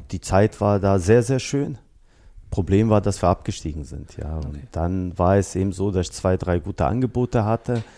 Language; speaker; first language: German; early bilingual, other home language; Bosnian